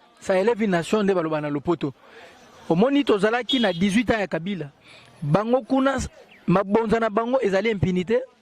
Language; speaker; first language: Lingala; native; Lingala